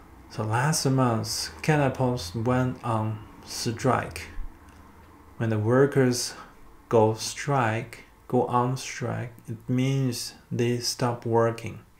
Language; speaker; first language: English; non-native, fluent; Chinese